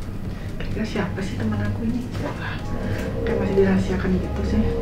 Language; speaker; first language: Indonesian; native; Indonesian